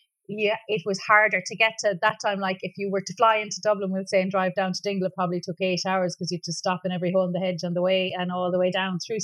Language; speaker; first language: English; native; English